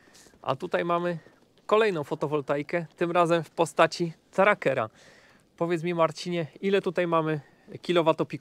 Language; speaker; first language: Polish; native; Polish